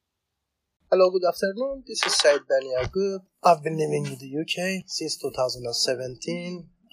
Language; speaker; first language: English; non-native, learner; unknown